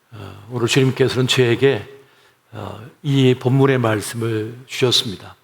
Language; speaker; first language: Korean; native; Korean